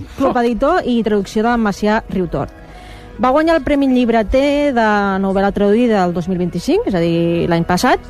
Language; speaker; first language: Catalan; native; Catalan